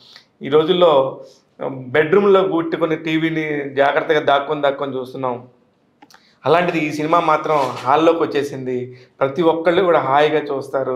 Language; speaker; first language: Telugu; native; Telugu